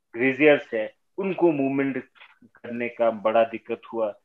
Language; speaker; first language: Hindi; native; Hindi